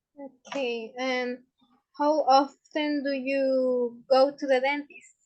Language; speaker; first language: English; non-native, learner; Spanish